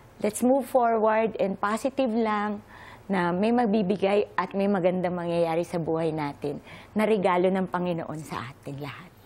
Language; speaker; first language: Filipino; native; Filipino